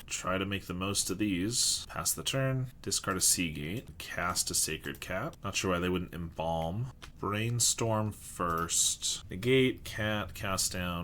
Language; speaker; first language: English; native; English